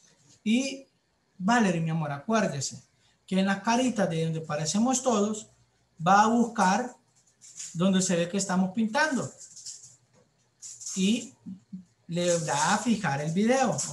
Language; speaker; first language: Spanish; native; Spanish